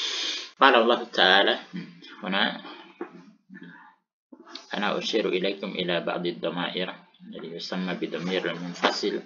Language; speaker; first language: Arabic; non-native, fluent; Indonesian